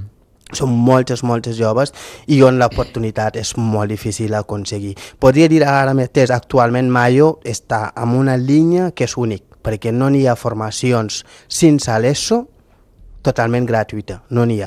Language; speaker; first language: Catalan; non-native, local second language; Fula